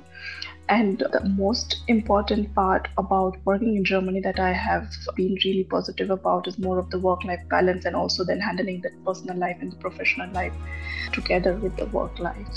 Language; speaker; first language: English; non-native, local second language; Marathi